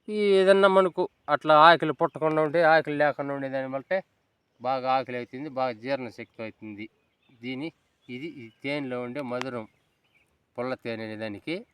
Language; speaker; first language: Telugu; native; Telugu